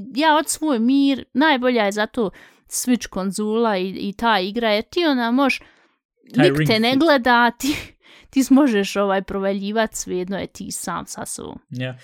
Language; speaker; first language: Bosnian; early bilingual, heritage; Bosnian